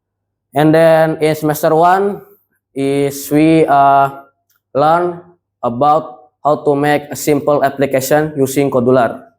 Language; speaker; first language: English; non-native, learner; Indonesian